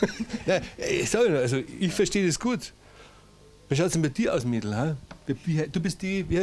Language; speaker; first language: German; native; German